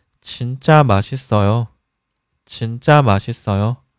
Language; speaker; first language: Korean; non-native, fluent; Chinese